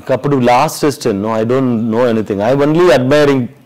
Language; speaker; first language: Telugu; non-native, learner; Tamil